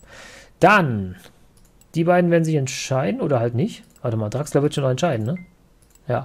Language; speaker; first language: German; native; German